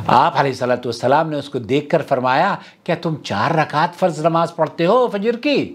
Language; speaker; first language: Urdu; native; Urdu